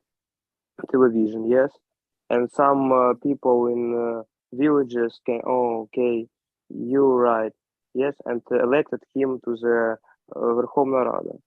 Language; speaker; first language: English; non-native, learner; Ukrainian